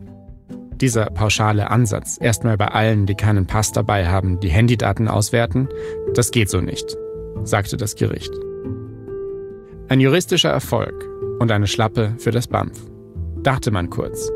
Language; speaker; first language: German; native; German